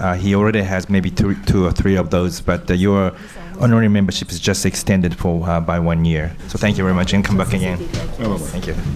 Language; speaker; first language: English; non-native, fluent; Japanese